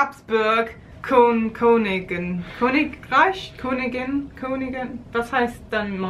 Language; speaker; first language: German; non-native, learner; English